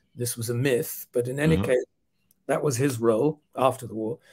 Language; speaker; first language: English; non-native, fluent; Dutch